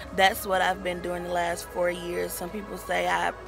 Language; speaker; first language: English; native; English